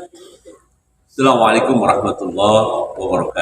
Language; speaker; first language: Indonesian; native; Indonesian